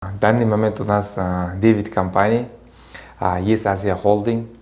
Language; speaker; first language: Russian; non-native, local second language; Uzbek